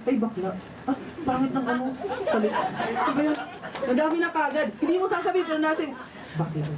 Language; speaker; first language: Filipino; non-native, local second language; Waray